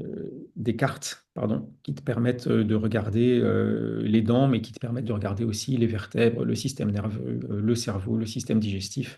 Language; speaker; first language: French; native; French